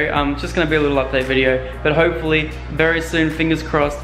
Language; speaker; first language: English; native; English